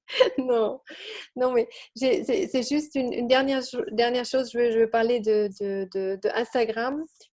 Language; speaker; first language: French; non-native, learner; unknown